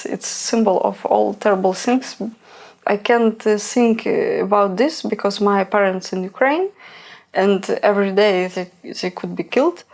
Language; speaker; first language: English; non-native, learner; Ukrainian